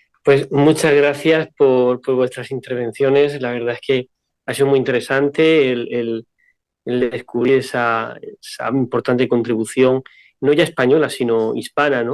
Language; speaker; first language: Spanish; native; Spanish